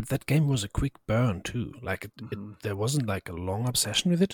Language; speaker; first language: English; non-native, fluent; German